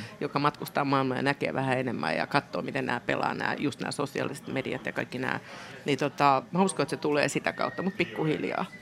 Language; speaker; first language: Finnish; native; Finnish